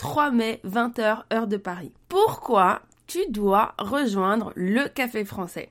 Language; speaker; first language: French; native; French